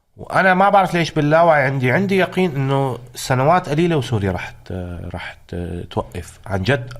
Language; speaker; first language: Arabic; native; Arabic